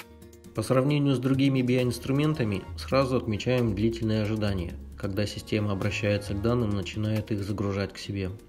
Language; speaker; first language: Russian; native; Russian